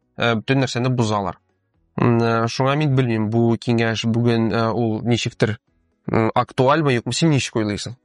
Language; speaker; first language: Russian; native; Russian